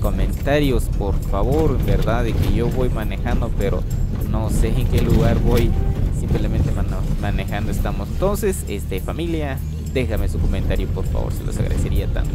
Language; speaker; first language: Spanish; native; Spanish